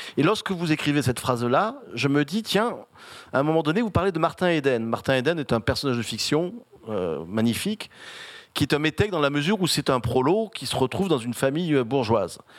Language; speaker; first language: French; native; French